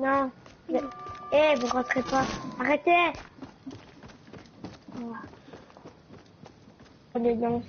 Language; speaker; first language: French; native; French